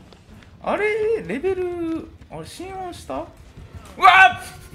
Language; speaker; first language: Japanese; native; Japanese